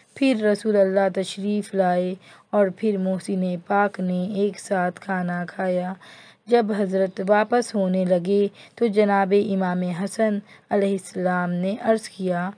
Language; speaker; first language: Urdu; native; Urdu